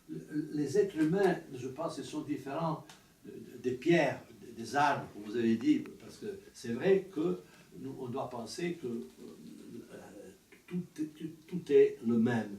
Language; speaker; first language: French; non-native, fluent; Italian